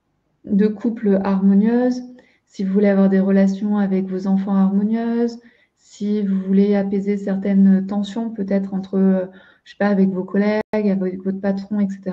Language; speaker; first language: French; native; French